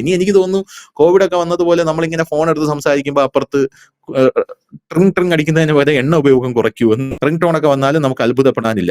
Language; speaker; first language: Malayalam; native; Malayalam